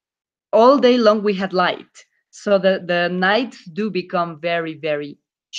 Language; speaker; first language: English; non-native, fluent; Spanish